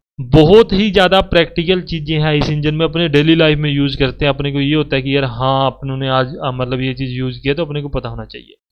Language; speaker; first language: Hindi; native; Hindi